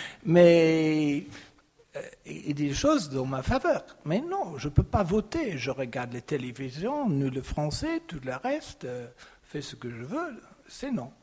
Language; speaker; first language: French; non-native, fluent; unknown